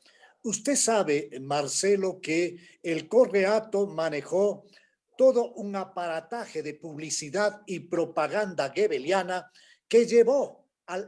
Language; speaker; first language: Spanish; native; Spanish